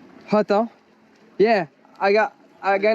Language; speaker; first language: English; non-native, learner; French